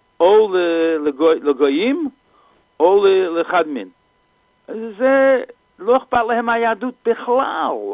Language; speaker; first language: Hebrew; non-native, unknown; English